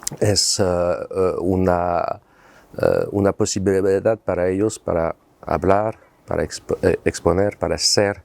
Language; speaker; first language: Spanish; non-native, fluent; French